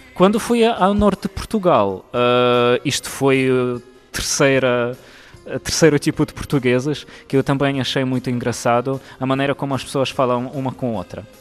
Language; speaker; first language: Portuguese; non-native, fluent; Ukrainian